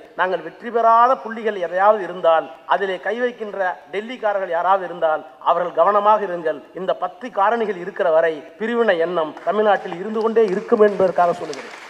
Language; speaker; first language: Tamil; native; Tamil